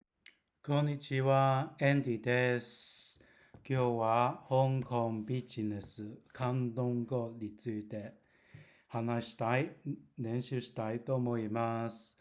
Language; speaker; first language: Japanese; non-native, learner; Cantonese